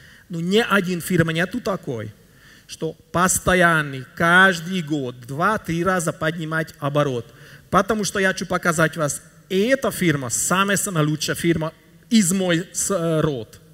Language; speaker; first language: Russian; non-native, learner; Hungarian